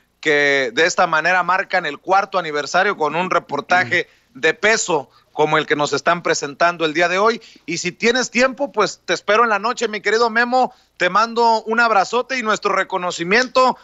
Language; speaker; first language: Spanish; native; Spanish